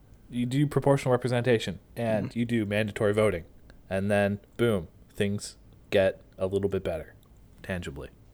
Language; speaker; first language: English; native; English